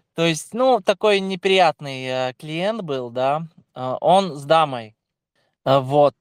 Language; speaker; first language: Russian; non-native, local second language; Latvian